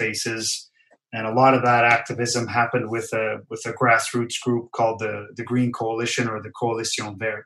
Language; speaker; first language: English; native; English